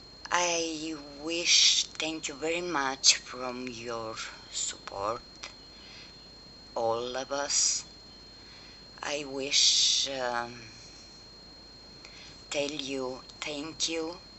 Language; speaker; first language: English; non-native, learner; Romanian